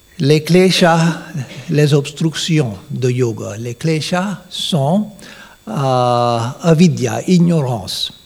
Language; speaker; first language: French; non-native, learner; English